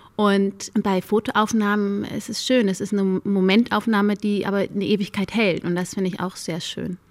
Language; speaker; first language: German; early bilingual, other home language; Amharic